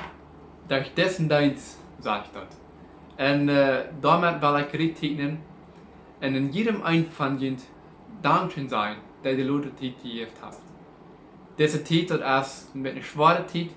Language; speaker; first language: German; non-native, learner; Plautdietsch